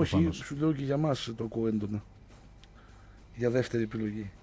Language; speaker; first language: Greek; native; Greek